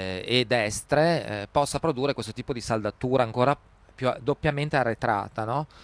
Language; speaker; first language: Italian; native; Italian